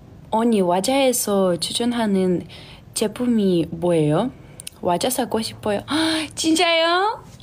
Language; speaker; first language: Korean; non-native, learner; Russian